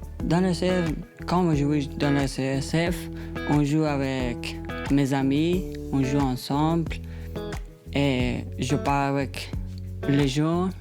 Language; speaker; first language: French; non-native, learner; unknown